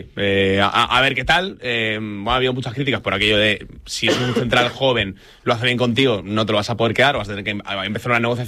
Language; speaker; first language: Spanish; native; Spanish